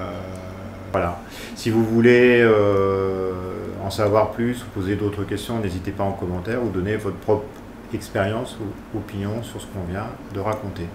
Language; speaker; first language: French; native; French